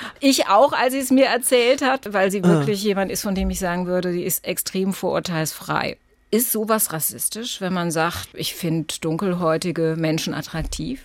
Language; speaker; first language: German; native; German